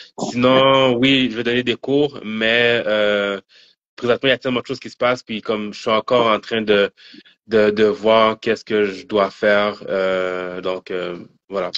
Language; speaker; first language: French; native; French